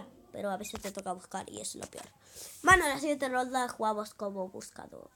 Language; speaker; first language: Spanish; native; Spanish